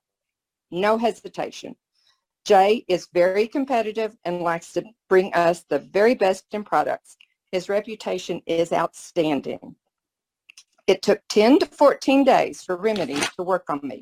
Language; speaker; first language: English; native; English